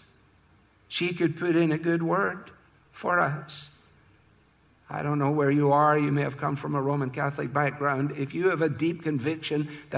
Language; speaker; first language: English; native; English